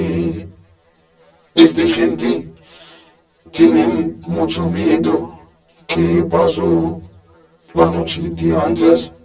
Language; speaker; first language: Spanish; non-native, learner; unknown